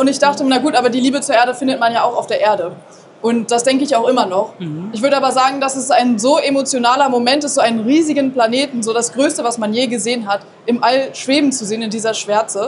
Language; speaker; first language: German; native; German